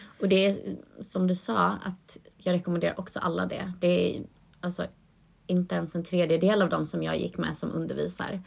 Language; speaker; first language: Swedish; native; Swedish